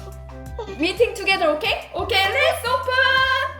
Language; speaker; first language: English; non-native, learner; Korean